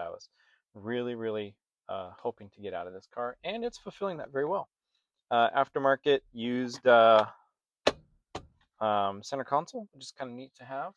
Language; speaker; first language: English; native; English